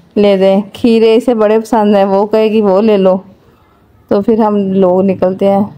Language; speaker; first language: Urdu; non-native, local second language; Punjabi